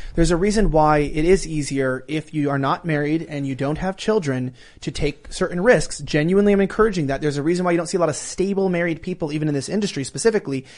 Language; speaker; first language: English; native; English